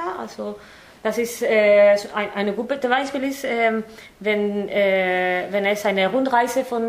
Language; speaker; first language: German; non-native, fluent; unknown